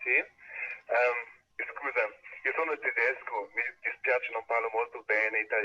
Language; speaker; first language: Italian; non-native, learner; German